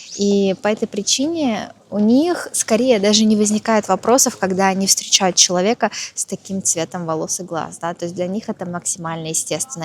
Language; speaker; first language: Russian; native; Russian